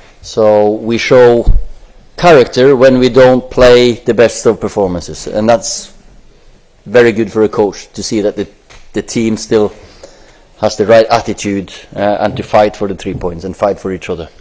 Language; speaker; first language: English; non-native, fluent; Norwegian